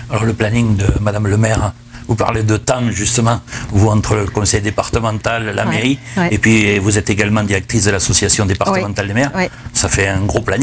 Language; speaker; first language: French; native; French